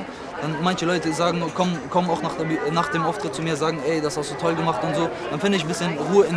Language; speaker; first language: German; early bilingual, other home language; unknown